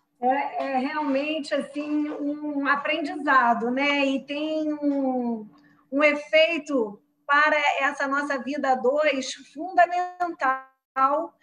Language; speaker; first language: Portuguese; native; Portuguese